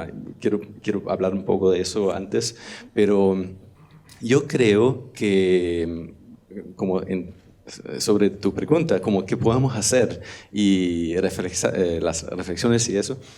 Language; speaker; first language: Spanish; non-native, learner; Danish